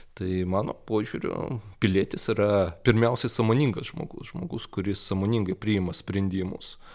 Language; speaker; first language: Lithuanian; non-native, local second language; Russian